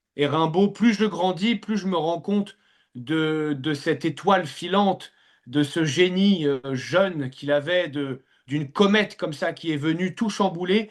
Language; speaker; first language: French; native; French